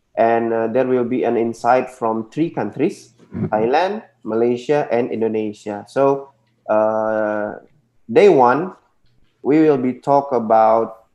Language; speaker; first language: English; non-native, local second language; Indonesian